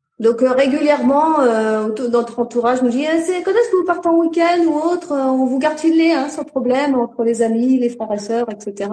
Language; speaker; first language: French; native; French